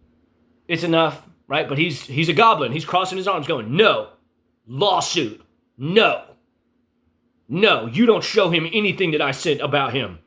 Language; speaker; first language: English; native; English